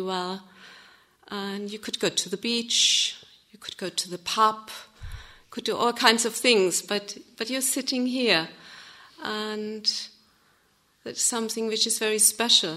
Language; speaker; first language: English; non-native, fluent; German